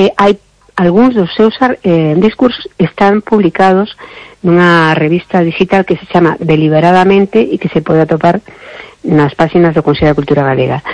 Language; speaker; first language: Galician; non-native, local second language; Spanish